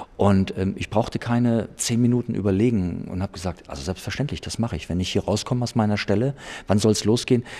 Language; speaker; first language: German; native; German